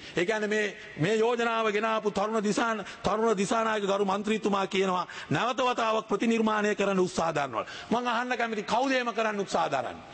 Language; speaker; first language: Sinhala; non-native, local second language; Tamil